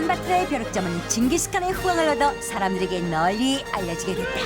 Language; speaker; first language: Korean; native; Korean